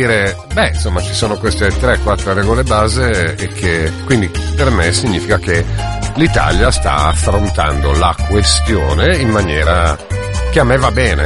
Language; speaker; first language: Italian; native; Italian